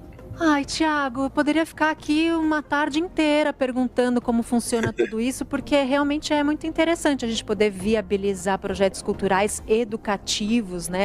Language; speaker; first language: Portuguese; native; Portuguese